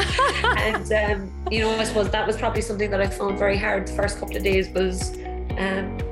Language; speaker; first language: English; native; English